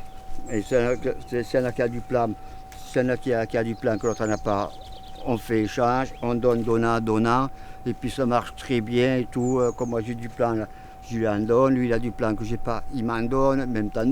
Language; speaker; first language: French; native; French